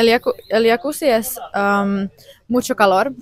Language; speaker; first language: Spanish; non-native, learner; Finnish